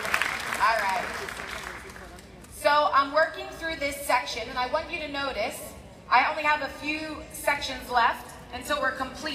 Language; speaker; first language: English; native; English